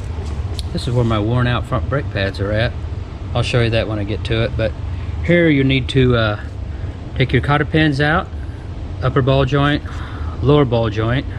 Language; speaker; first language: English; native; English